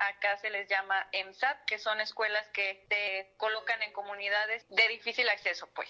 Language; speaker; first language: Spanish; native; Spanish